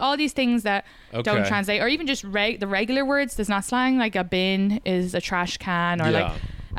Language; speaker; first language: English; native; English